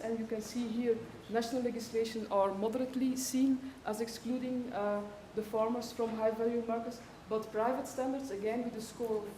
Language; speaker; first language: English; non-native, fluent; Dutch